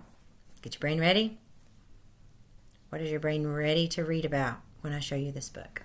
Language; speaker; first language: English; native; English